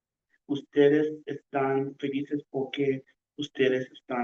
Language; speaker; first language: Spanish; non-native, learner; English